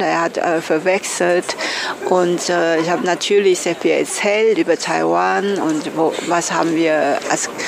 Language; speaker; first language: German; non-native, learner; Chinese